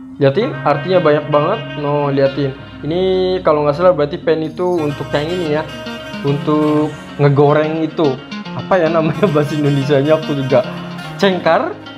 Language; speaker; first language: Indonesian; native; Indonesian